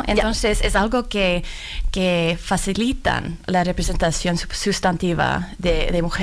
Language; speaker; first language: Spanish; non-native, fluent; Finnish